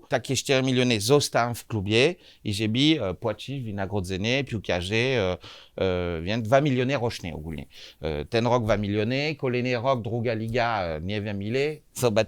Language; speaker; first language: Polish; non-native, learner; French